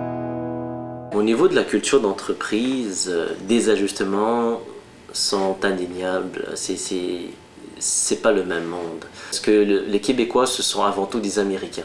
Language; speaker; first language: French; non-native, local second language; Malagasy